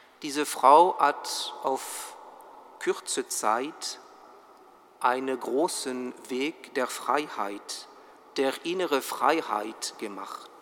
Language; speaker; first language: German; non-native, fluent; French